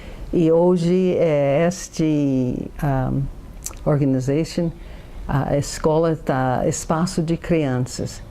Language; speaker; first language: Portuguese; non-native, fluent; English